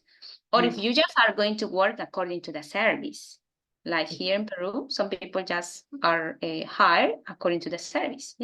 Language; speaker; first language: English; non-native, fluent; Spanish